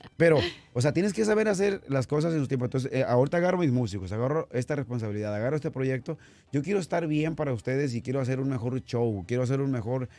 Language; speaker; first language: Spanish; native; Spanish